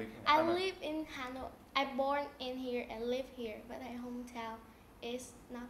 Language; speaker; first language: English; non-native, learner; Vietnamese